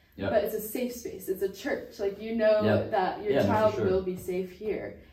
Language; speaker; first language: English; native; English